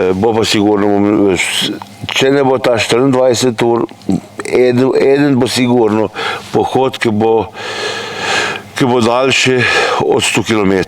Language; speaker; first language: Slovenian; native; Slovenian